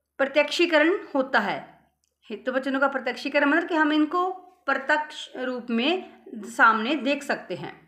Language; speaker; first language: Hindi; non-native, local second language; Punjabi